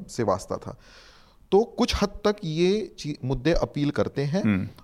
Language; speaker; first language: Hindi; non-native, local second language; Marathi